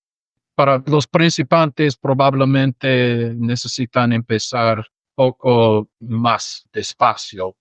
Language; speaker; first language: Spanish; non-native, fluent; English